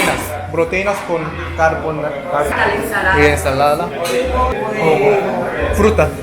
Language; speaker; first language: Spanish; non-native, learner; Korean